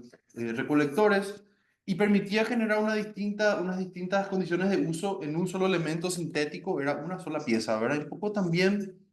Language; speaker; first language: Spanish; native; Spanish